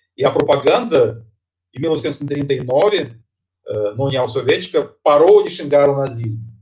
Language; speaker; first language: Portuguese; non-native, fluent; Russian